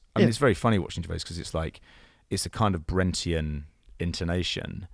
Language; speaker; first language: English; native; English